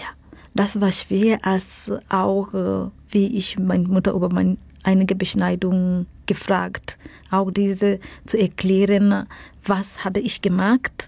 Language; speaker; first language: German; non-native, fluent; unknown